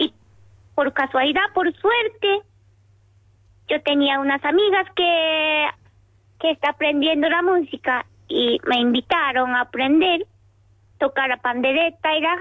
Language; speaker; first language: Spanish; non-native, learner; Japanese